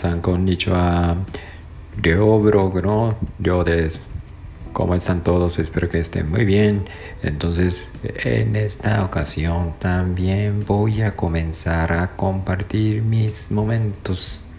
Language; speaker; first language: Spanish; non-native, fluent; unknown